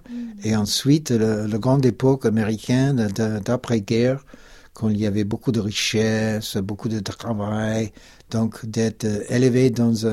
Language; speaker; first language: French; non-native, fluent; English